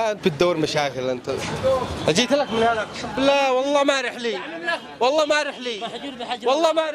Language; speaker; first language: Arabic; native; Arabic